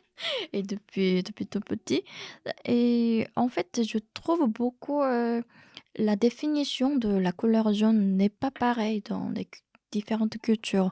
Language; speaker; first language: French; non-native, fluent; Korean